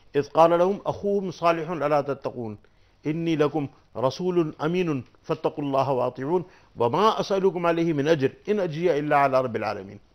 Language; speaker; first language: Urdu; native; Urdu